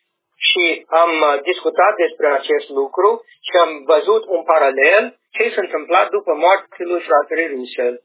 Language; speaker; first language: Romanian; non-native, learner; English